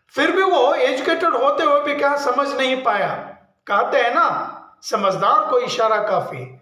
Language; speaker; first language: Hindi; non-native, local second language; Kannada